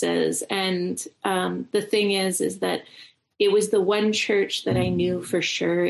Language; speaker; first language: English; native; English